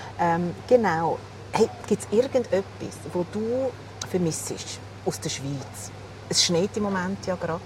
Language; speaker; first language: German; native; German